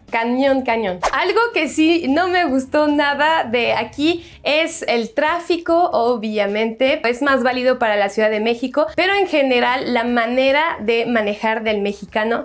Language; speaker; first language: Spanish; non-native, fluent; French